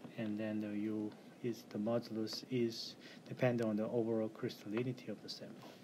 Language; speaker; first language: English; non-native, fluent; Korean